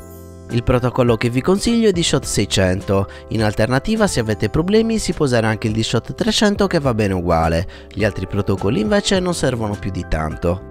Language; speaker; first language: Italian; native; Italian